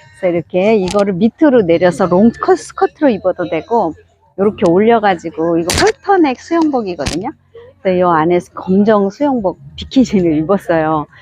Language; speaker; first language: Korean; native; Korean